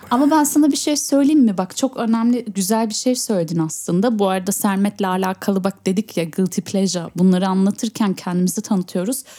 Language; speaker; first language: Turkish; early bilingual, heritage; Turkish